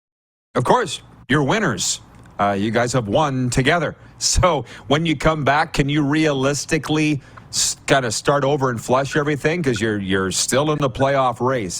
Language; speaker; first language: English; native; English